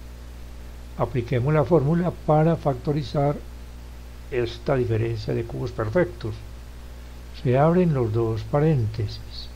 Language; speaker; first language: Spanish; native; Spanish